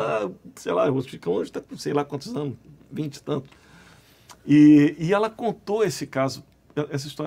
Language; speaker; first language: Portuguese; native; Portuguese